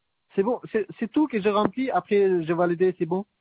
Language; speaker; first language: French; non-native, learner; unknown